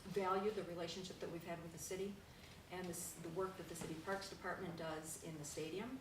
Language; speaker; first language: English; native; English